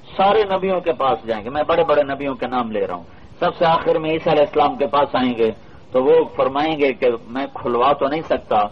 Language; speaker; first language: Urdu; non-native, local second language; Punjabi